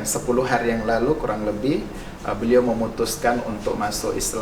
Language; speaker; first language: Indonesian; native; Indonesian